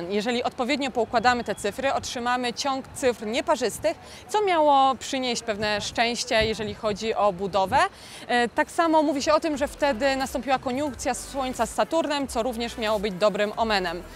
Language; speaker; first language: Polish; native; Polish